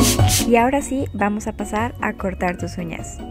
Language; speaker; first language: Spanish; native; Spanish